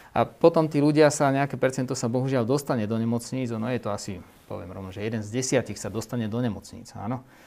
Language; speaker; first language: Slovak; native; Slovak